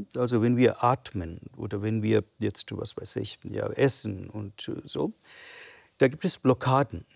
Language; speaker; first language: German; non-native, fluent; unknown